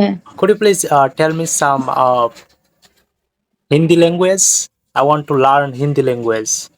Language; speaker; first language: English; non-native, fluent; Bangla